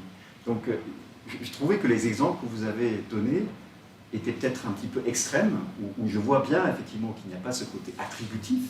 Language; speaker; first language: French; native; French